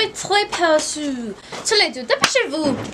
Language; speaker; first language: French; non-native, learner; English